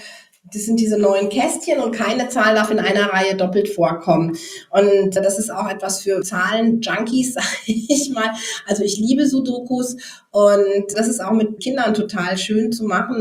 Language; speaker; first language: German; native; German